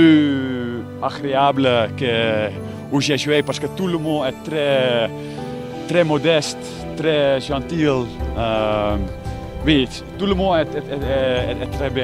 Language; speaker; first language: French; non-native, learner; Dutch